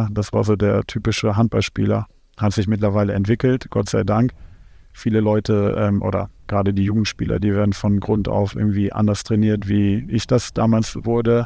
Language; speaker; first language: German; native; German